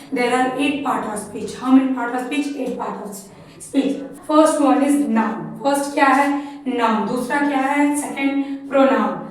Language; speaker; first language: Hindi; native; Hindi